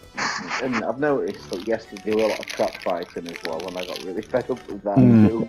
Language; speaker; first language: English; native; English